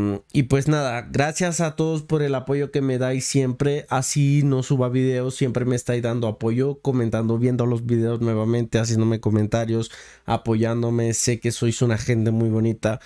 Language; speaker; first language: Spanish; native; Spanish